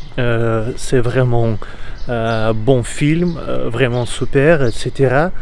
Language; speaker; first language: French; non-native, learner; Russian